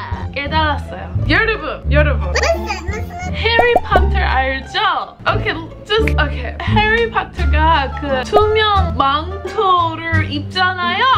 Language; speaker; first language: Korean; non-native, fluent; English